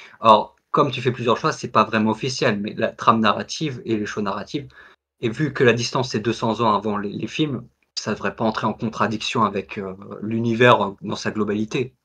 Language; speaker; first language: French; native; French